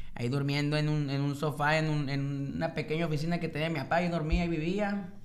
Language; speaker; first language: Spanish; native; Spanish